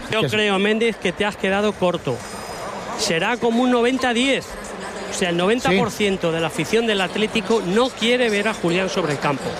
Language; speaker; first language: Spanish; native; Spanish